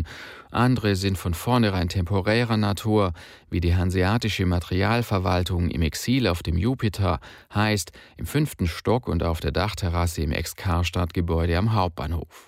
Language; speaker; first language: German; native; German